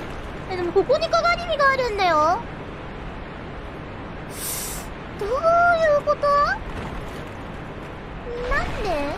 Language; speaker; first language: Japanese; native; Japanese